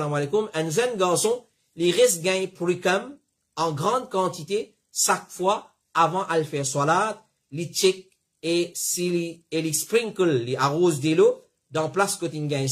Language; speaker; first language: French; non-native, local second language; Morisyen